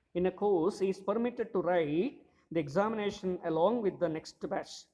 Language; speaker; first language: English; non-native, local second language; Malayalam